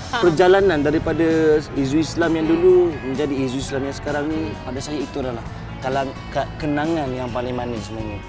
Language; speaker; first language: Malay; native; Malay